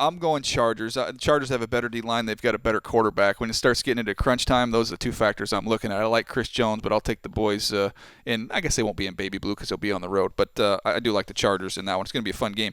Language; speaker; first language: English; native; English